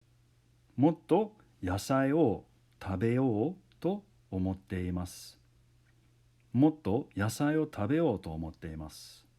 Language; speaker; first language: Japanese; non-native, fluent; English